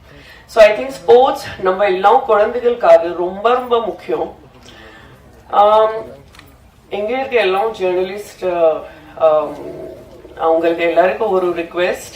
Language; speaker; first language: Tamil; non-native, learner; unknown